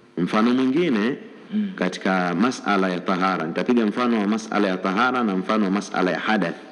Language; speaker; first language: Swahili; native; Swahili